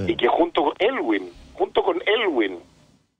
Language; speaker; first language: Spanish; native; Spanish